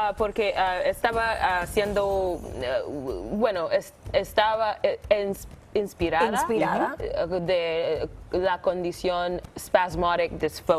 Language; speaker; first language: Spanish; non-native, fluent; English